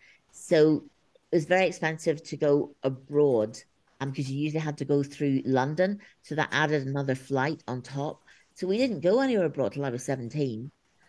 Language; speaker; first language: English; native; English